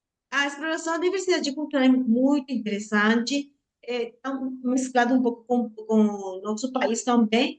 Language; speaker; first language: Portuguese; non-native, learner; Spanish